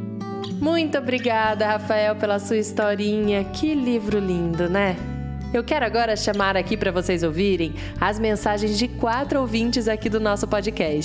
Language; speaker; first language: Portuguese; native; Portuguese